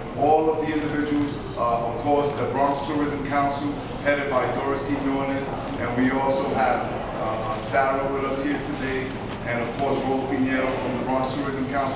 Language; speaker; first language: English; early bilingual, other home language; Spanish